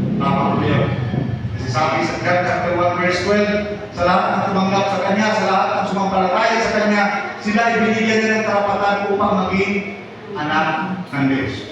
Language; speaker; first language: Filipino; non-native, local second language; Cebuano